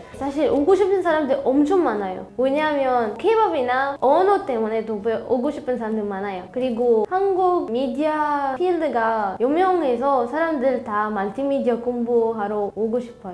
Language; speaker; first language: Korean; non-native, fluent; Arabic